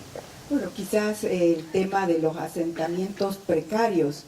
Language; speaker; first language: Spanish; native; Spanish